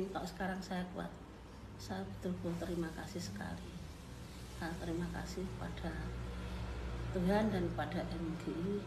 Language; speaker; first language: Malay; non-native, local second language; Javanese